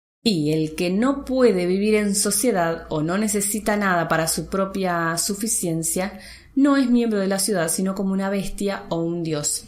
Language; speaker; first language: Spanish; native; Spanish